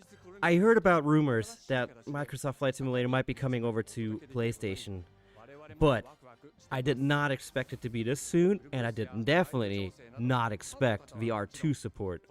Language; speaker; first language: English; native; English